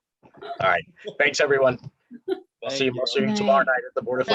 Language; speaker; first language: English; native; English